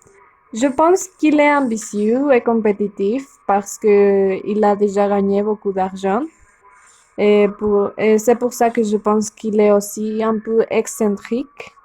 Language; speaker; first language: French; non-native, learner; Spanish